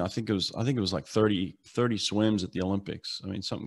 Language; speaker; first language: English; native; English